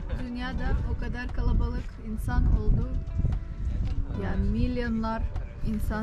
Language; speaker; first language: Turkish; non-native, learner; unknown